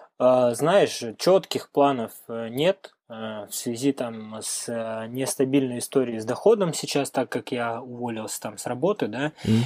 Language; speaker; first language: Russian; native; Russian